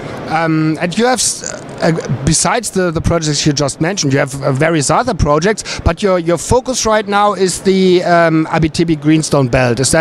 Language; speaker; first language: English; non-native, fluent; German